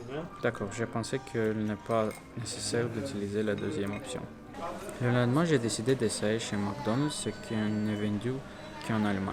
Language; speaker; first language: French; non-native, learner; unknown